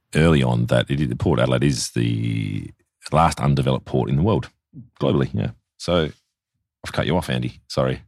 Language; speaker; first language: English; native; English